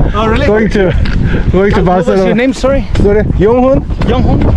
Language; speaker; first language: English; non-native, learner; Korean